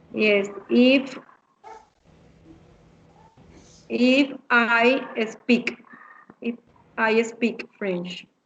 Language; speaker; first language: English; non-native, learner; Spanish